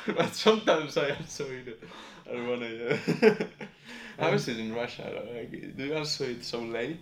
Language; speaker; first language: English; non-native, fluent; Spanish